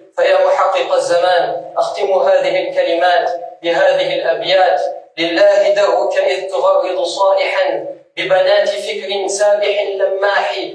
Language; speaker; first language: Arabic; non-native, fluent; French